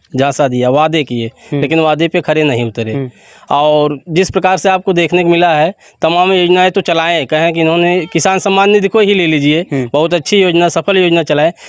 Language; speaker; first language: Hindi; native; Hindi